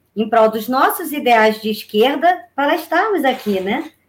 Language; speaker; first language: Portuguese; native; Portuguese